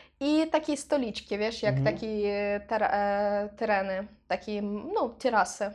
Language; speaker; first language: Polish; non-native, learner; Russian